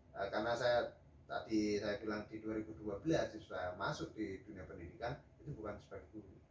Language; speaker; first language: Indonesian; native; Indonesian